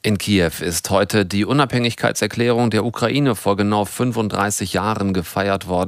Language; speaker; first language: German; native; German